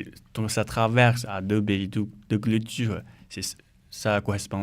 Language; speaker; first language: French; non-native, learner; Chinese